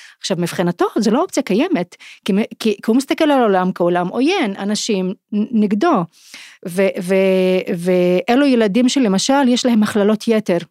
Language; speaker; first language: Hebrew; non-native, local second language; Arabic